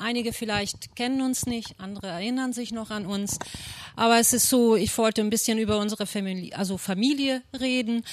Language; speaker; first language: German; early bilingual, other home language; Portuguese